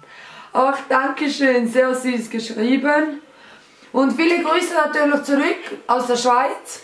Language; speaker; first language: German; early bilingual, other home language; Albanian